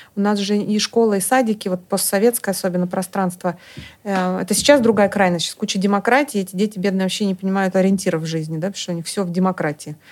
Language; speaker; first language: Russian; native; Russian